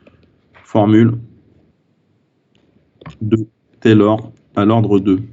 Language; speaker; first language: French; native; French